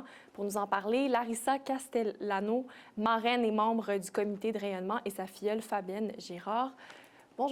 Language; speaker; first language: French; native; French